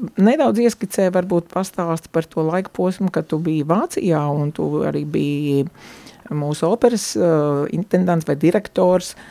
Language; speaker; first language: Latvian; native; Latvian